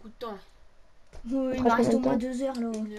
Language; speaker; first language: French; native; French